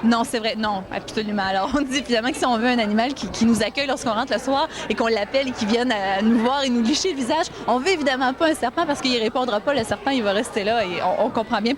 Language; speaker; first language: French; native; French